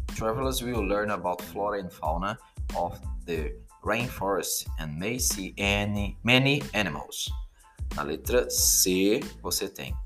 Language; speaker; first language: English; non-native, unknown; Portuguese